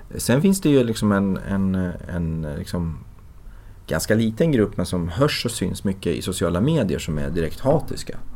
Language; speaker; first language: Swedish; early bilingual, other home language; Persian